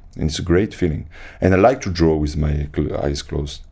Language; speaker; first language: English; non-native, fluent; French